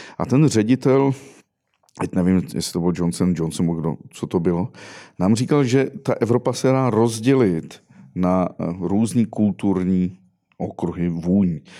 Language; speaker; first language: Czech; native; Czech